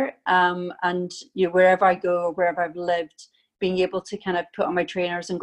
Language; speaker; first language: English; native; English